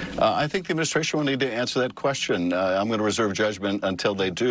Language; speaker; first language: English; native; English